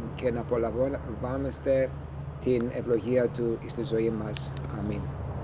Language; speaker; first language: Greek; early bilingual, heritage; Greek